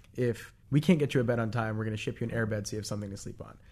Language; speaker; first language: English; native; English